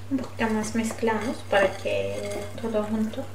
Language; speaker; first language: Spanish; non-native, learner; Turkish